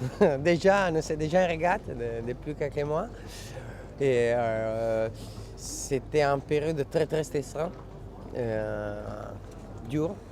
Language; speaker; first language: French; non-native, fluent; Italian